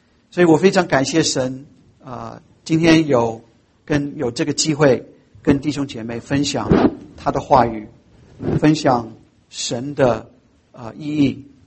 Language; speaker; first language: Chinese; non-native, fluent; English